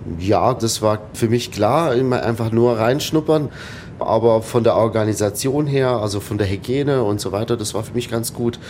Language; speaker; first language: German; non-native, fluent; Arabic